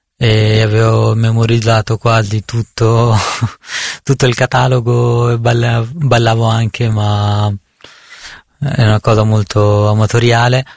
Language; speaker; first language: Italian; early bilingual, other home language; Punjabi